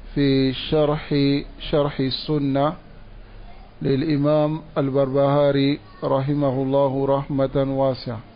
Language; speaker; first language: Arabic; non-native, fluent; Dyula